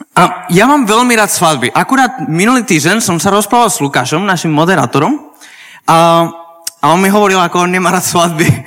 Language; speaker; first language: Slovak; non-native, fluent; Spanish